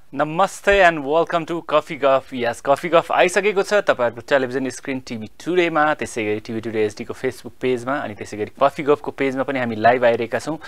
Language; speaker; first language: Nepali; native; Nepali